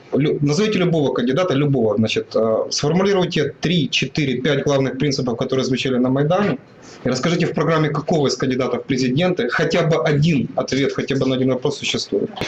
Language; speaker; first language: Russian; non-native, local second language; Ukrainian